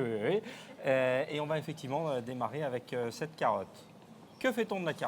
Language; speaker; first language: French; native; French